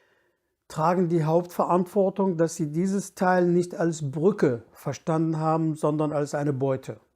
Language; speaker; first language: German; non-native, fluent; Kurdish